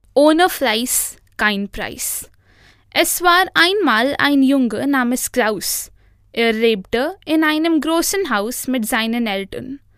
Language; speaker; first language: German; non-native, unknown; Hindi